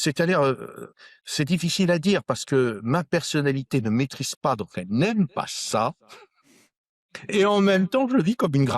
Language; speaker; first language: French; native; French